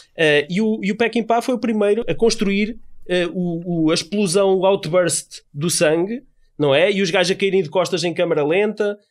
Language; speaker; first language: Portuguese; native; Portuguese